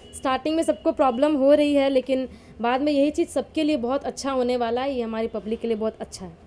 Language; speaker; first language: Hindi; native; Hindi